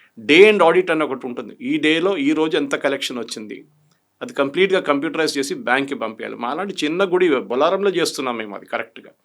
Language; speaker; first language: Telugu; non-native, fluent; Malayalam